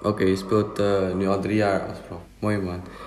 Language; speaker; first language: Dutch; non-native, fluent; Indonesian